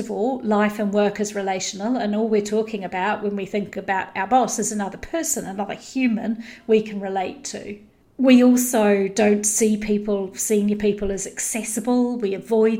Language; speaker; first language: English; native; English